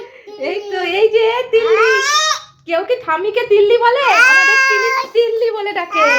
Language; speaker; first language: Bangla; native; Bangla